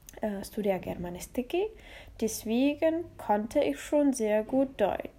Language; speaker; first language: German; non-native, fluent; Czech